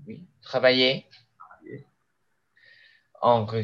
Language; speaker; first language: French; non-native, learner; Spanish